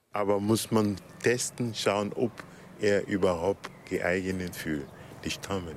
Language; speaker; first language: German; non-native, learner; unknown